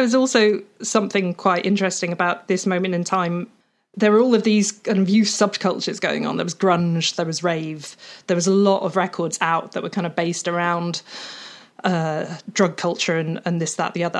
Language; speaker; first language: English; native; English